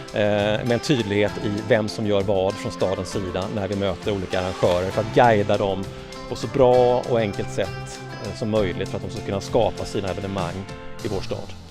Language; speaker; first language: Swedish; native; Swedish